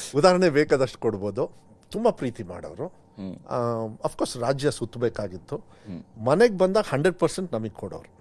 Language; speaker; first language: Kannada; native; Kannada